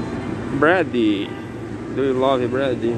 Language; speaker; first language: English; non-native, learner; Portuguese